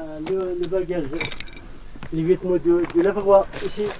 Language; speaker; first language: French; non-native, learner; Arabic